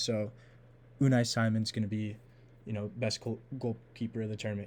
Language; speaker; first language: English; native; English